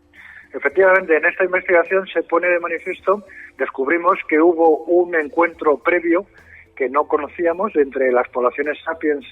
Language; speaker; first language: Spanish; native; Spanish